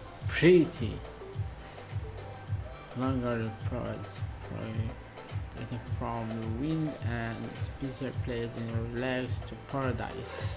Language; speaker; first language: English; non-native, learner; Arabic